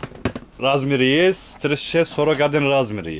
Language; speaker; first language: Russian; non-native, learner; Turkish